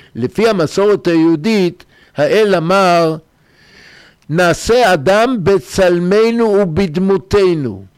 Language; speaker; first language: Hebrew; native; Hebrew